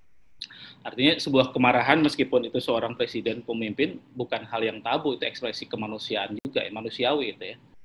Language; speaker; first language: Indonesian; native; Indonesian